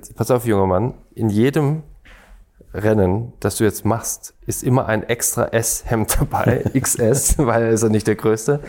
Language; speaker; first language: German; native; German